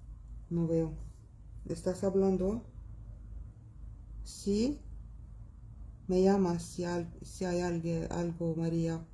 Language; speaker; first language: Spanish; non-native, local second language; Arabic